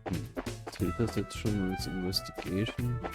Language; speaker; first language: German; native; German